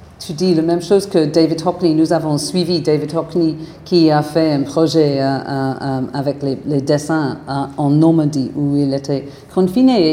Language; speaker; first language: French; non-native, fluent; English